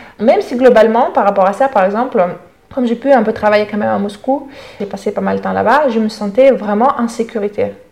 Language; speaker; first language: French; non-native, fluent; Russian